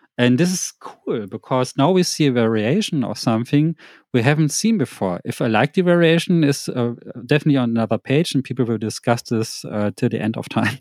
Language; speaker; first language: English; non-native, fluent; German